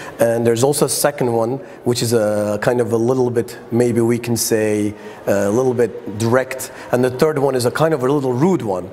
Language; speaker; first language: English; non-native, fluent; Turkish